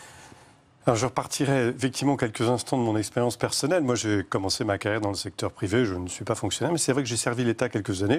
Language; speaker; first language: French; native; French